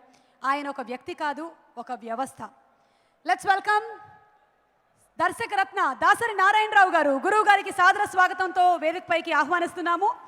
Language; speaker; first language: Telugu; native; Telugu